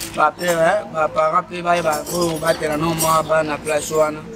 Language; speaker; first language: Lingala; native; Lingala